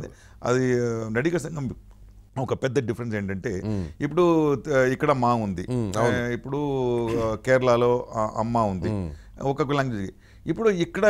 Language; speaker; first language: Telugu; non-native, learner; Tamil